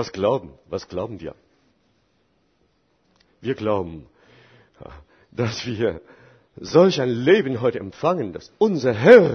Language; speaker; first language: German; non-native, fluent; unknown